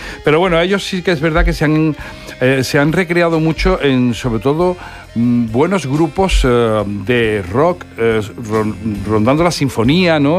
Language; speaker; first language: Spanish; native; Spanish